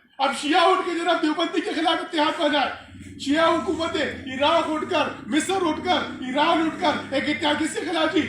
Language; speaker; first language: Urdu; non-native, local second language; Pashto